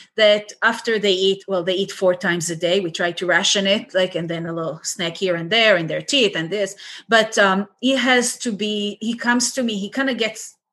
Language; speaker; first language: English; non-native, fluent; Hebrew